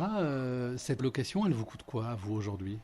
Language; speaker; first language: French; native; French